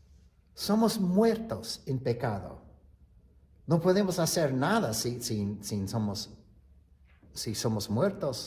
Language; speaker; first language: Spanish; non-native, fluent; English